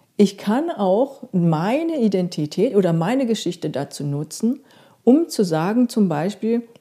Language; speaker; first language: German; non-native, fluent; Korean